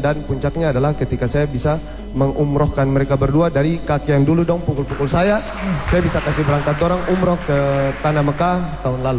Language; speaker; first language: Indonesian; native; Indonesian